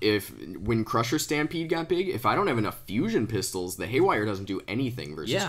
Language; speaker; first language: English; native; English